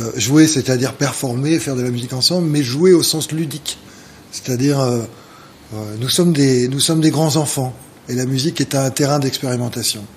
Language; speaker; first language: French; native; French